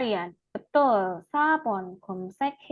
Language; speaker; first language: Korean; non-native, fluent; Indonesian